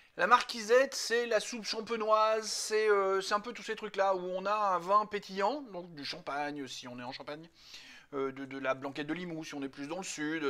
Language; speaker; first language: French; native; French